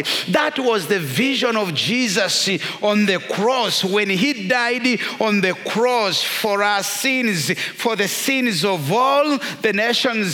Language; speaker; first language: English; non-native, local second language; Kinyarwanda